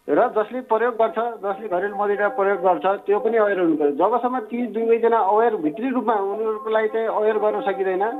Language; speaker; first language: Nepali; native; Nepali